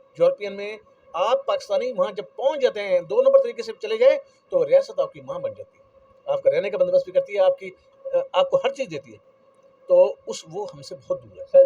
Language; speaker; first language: Urdu; non-native, local second language; Punjabi